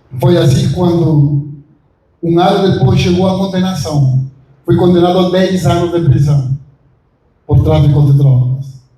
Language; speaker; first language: Portuguese; non-native, fluent; Spanish